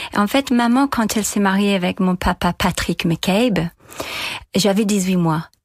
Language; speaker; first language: French; non-native, fluent; English